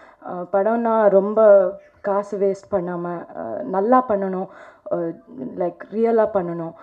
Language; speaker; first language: Tamil; non-native, fluent; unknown